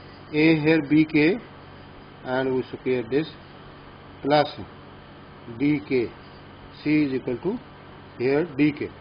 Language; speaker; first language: English; non-native, local second language; Urdu